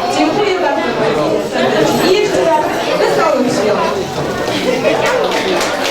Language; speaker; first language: Polish; native; Polish